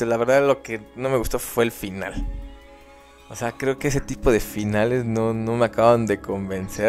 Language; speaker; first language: Spanish; native; Spanish